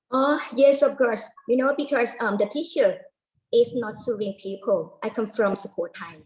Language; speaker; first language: English; non-native, learner; Thai